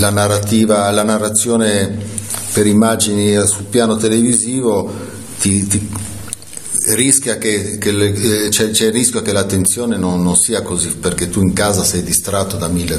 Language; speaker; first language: Italian; native; Italian